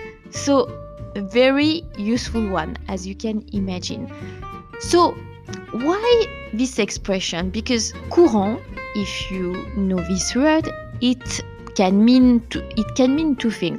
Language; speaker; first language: English; non-native, fluent; French